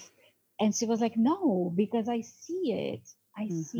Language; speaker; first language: English; non-native, fluent; Portuguese